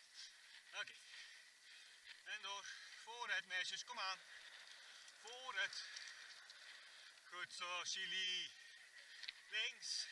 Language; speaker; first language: Dutch; native; Dutch